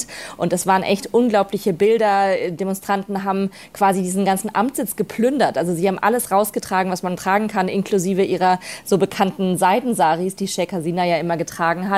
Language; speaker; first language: German; native; German